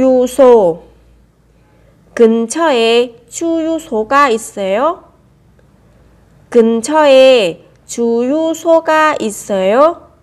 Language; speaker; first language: Korean; non-native, fluent; Vietnamese